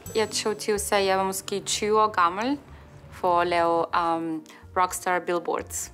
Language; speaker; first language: Danish; early bilingual, heritage; Danish